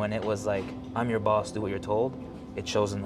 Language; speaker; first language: English; native; English